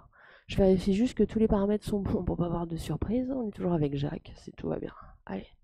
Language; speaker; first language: French; native; French